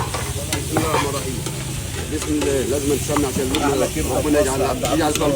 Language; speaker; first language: Arabic; native; Arabic